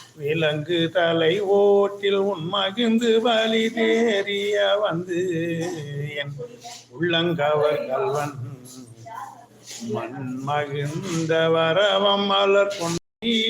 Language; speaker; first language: Tamil; native; Tamil